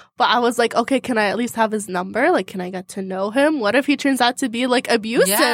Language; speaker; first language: English; early bilingual, heritage; Arabic